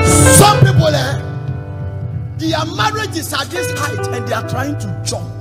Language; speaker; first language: English; non-native, local second language; Akan